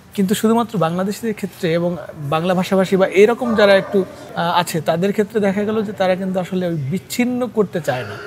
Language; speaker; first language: Bangla; native; Bangla